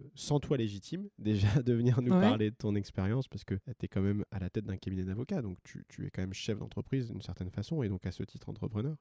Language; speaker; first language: French; native; French